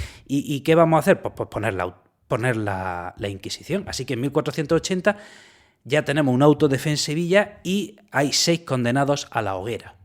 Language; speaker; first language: Spanish; native; Spanish